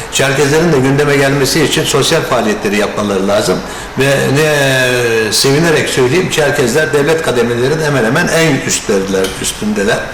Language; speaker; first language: Turkish; native; Turkish